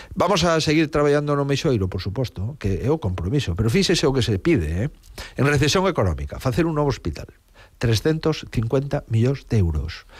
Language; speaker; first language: Galician; native; Galician